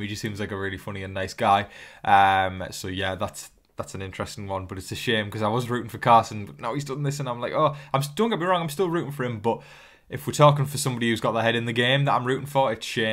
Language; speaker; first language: English; native; English